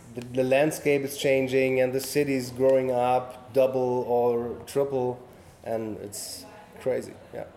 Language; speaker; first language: English; non-native, learner; German